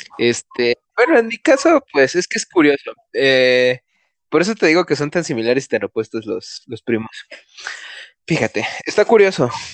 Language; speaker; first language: Spanish; native; Spanish